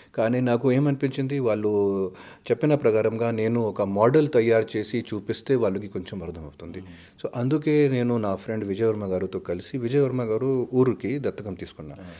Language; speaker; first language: Telugu; non-native, fluent; Hindi